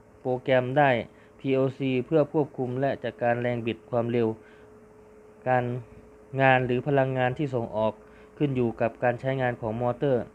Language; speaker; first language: Thai; native; Thai